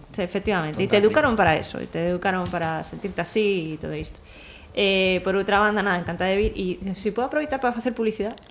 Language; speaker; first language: Galician; non-native, local second language; Spanish